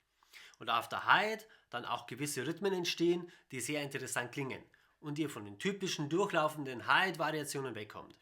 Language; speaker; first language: German; native; German